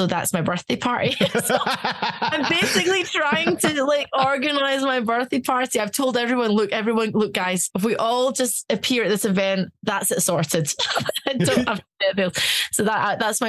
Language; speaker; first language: English; native; English